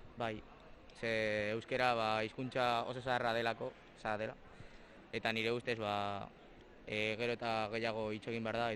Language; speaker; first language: Basque; non-native, local second language; Spanish